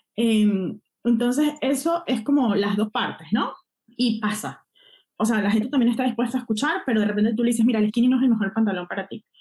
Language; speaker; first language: Spanish; native; Spanish